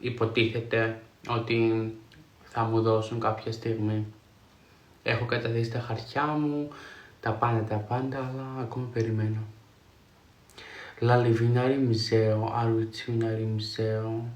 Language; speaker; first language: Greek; non-native, fluent; Georgian